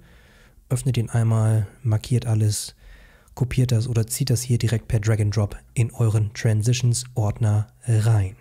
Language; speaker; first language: German; native; German